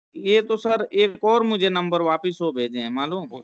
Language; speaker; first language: Hindi; native; Hindi